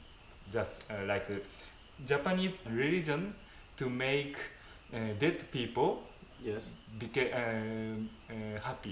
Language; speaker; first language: English; non-native, fluent; Japanese